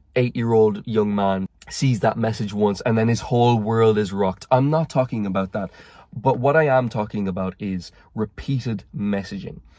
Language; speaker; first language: English; native; English